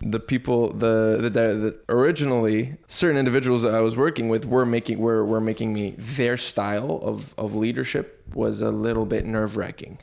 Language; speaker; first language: English; early bilingual, other home language; Arabic